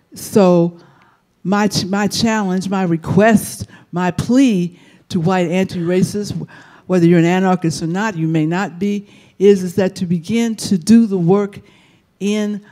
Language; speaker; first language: English; native; English